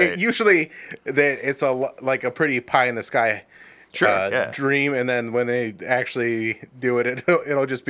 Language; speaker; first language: English; native; English